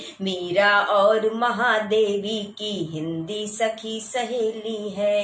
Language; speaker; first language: Hindi; native; Hindi